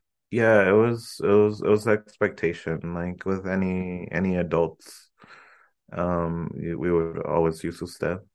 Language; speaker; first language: English; early bilingual, other home language; Spanish